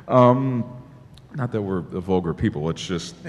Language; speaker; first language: English; native; English